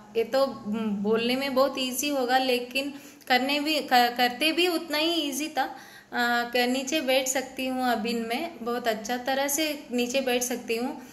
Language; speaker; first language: Hindi; non-native, local second language; Tamil